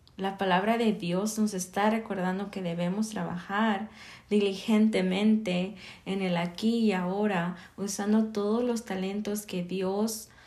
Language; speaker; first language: Spanish; early bilingual, heritage; Spanish